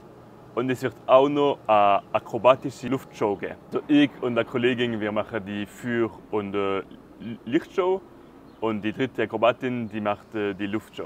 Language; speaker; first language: German; non-native, local second language; French